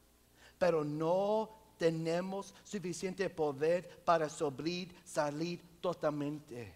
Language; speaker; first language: Spanish; non-native, local second language; English